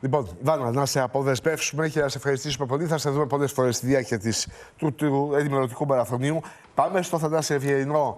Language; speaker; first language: Greek; native; Greek